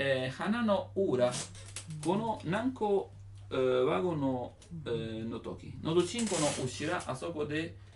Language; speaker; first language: Japanese; non-native, learner; Italian